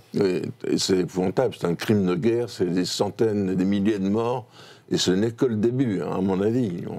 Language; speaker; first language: French; native; French